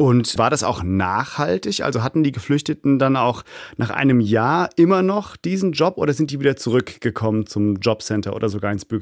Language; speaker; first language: German; native; German